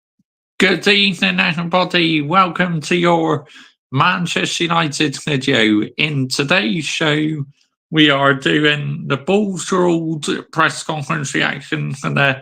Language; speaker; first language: English; native; English